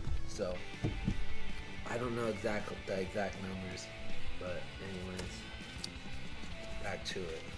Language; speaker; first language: English; native; English